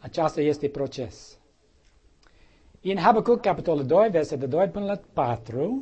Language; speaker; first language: Romanian; non-native, learner; English